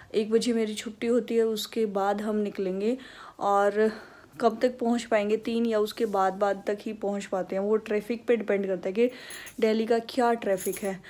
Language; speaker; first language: Hindi; native; Hindi